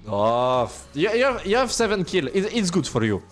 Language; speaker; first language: English; non-native, learner; French